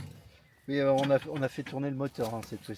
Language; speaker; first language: French; native; French